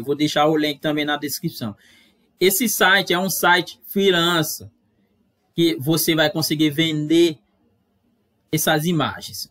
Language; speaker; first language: Portuguese; non-native, fluent; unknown